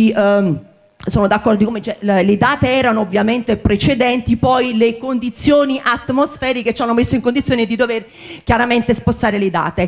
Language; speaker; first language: Italian; native; Italian